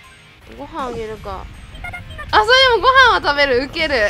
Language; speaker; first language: Japanese; native; Japanese